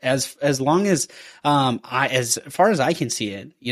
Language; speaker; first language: English; native; English